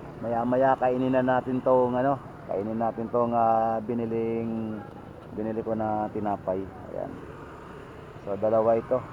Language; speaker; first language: Filipino; native; Filipino